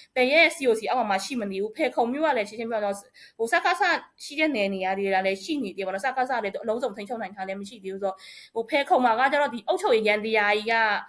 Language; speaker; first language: Burmese; non-native, local second language; Shan